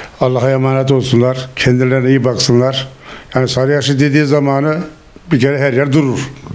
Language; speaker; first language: Turkish; native; Turkish